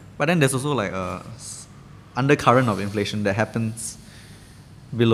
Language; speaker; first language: English; native; English